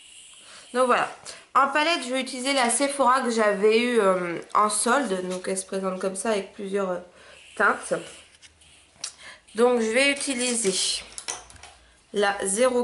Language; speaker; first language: French; native; French